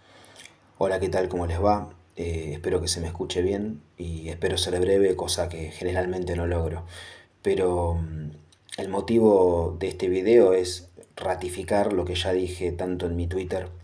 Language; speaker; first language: Spanish; native; Spanish